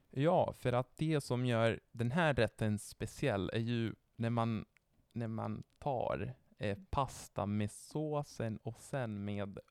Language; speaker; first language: Swedish; non-native, fluent; Italian